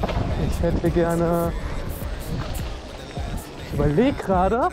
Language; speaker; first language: German; native; German